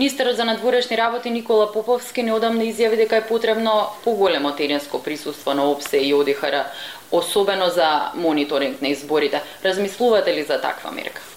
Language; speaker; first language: Macedonian; native; Macedonian